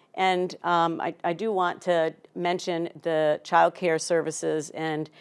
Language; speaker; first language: English; native; English